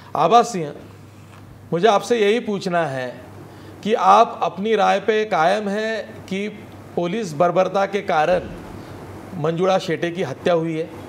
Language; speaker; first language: Hindi; non-native, local second language; Marathi